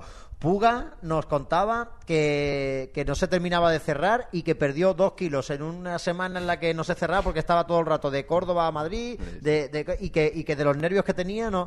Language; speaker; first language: Spanish; native; Spanish